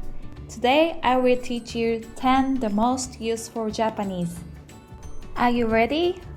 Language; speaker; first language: English; non-native, fluent; Japanese